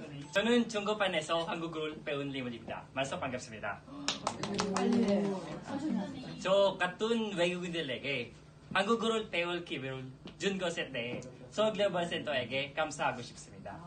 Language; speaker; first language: Korean; non-native, learner; Filipino